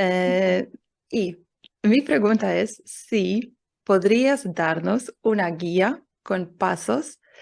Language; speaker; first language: Spanish; non-native, learner; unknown